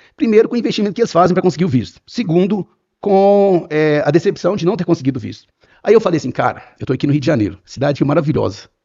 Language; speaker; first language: Portuguese; native; Portuguese